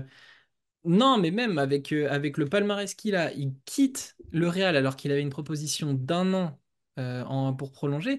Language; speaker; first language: French; native; French